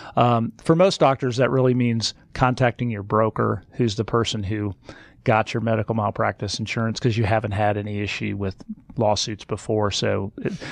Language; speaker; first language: English; native; English